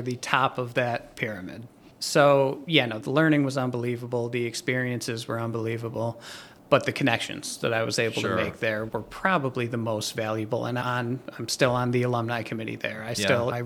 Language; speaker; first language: English; native; English